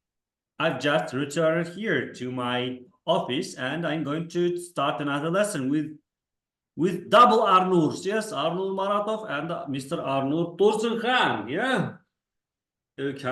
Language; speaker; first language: English; non-native, fluent; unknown